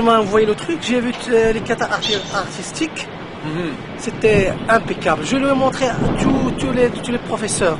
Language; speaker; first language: French; non-native, local second language; Arabic